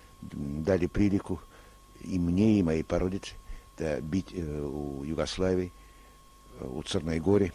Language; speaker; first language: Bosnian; non-native, learner; Russian